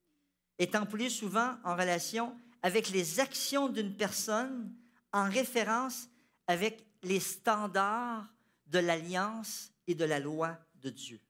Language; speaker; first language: French; native; French